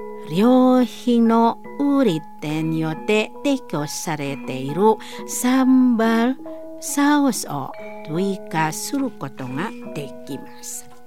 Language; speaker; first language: Japanese; non-native, learner; Indonesian